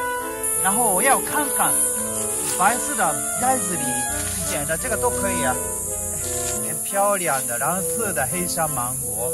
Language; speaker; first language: Chinese; non-native, fluent; Japanese